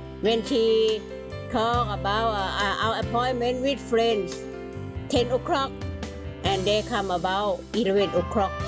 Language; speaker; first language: English; non-native, learner; Thai